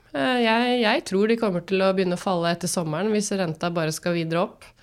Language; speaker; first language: Norwegian; native; Norwegian